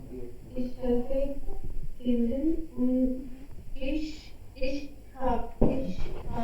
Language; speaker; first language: German; non-native, learner; Hindi